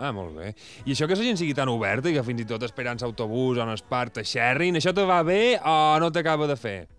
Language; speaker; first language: Catalan; native; Catalan